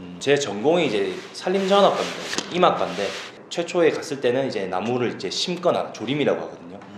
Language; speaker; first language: Korean; native; Korean